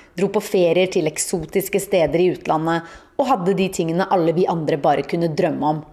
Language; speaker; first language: Norwegian; native; Norwegian